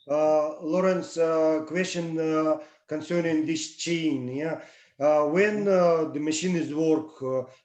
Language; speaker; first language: English; non-native, learner; Russian